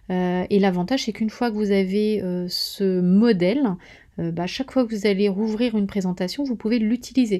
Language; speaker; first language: French; native; French